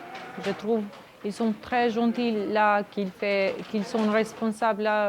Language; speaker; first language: French; non-native, learner; Albanian